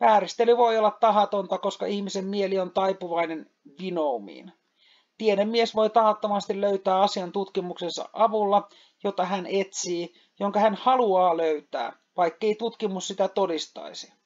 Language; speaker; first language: Finnish; native; Finnish